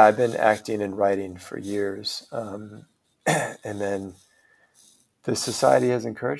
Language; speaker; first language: English; native; English